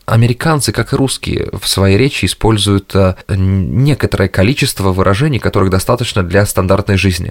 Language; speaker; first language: Russian; native; Russian